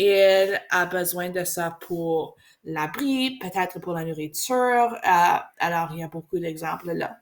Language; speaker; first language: French; non-native, learner; English